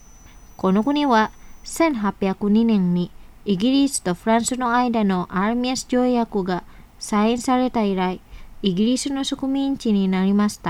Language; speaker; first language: Japanese; non-native, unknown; Indonesian